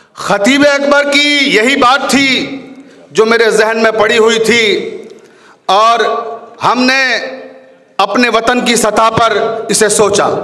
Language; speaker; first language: Hindi; native; Hindi